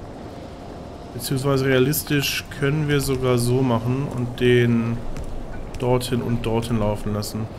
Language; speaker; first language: German; native; German